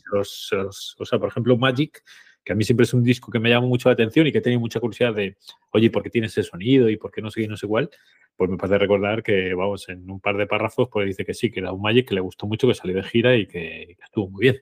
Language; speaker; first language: Spanish; native; Spanish